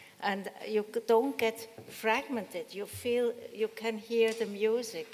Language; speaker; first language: English; non-native, fluent; German